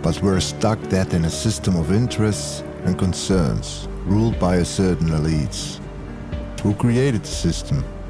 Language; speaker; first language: English; non-native, fluent; Dutch